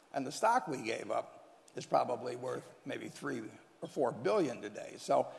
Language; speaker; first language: English; native; English